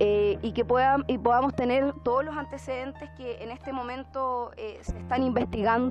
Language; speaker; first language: Spanish; native; Spanish